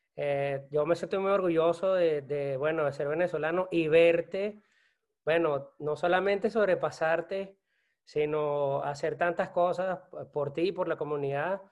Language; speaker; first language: Spanish; native; Spanish